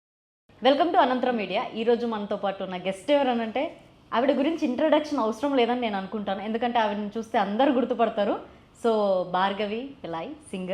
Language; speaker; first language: Telugu; native; Telugu